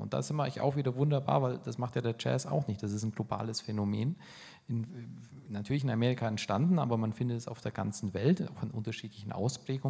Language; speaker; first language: German; native; German